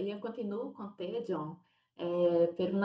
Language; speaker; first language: Italian; non-native, fluent; Portuguese